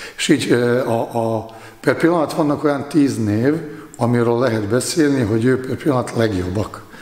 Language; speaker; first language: Hungarian; non-native, fluent; Bosnian